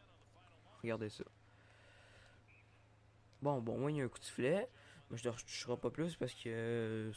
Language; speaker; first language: French; native; French